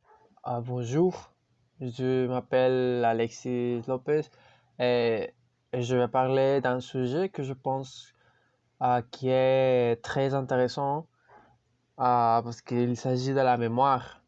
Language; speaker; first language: French; non-native, learner; Spanish